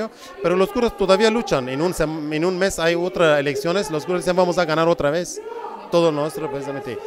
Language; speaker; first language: Spanish; non-native, fluent; Kurdish